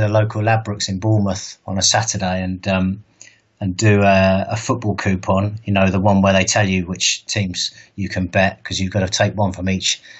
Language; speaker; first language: English; native; English